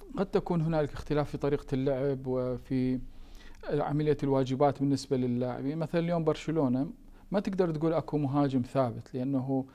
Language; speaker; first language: Arabic; native; Arabic